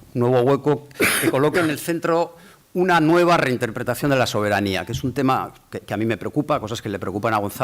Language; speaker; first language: Spanish; native; Spanish